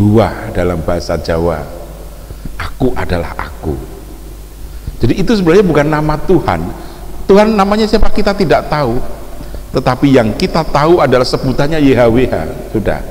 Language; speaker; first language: Indonesian; native; Indonesian